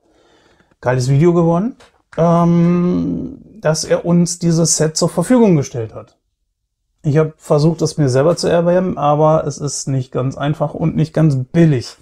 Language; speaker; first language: German; native; German